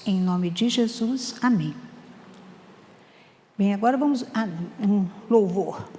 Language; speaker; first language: Portuguese; native; Portuguese